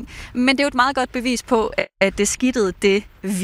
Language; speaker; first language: Danish; native; Danish